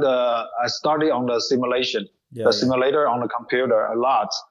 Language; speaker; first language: English; non-native, learner; Chinese